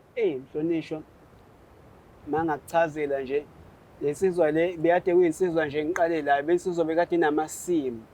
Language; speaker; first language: Zulu; native; Zulu